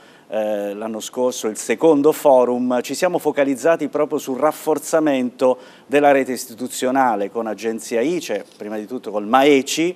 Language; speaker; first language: Italian; native; Italian